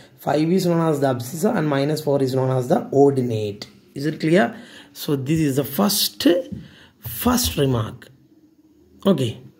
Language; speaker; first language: English; non-native, local second language; Malayalam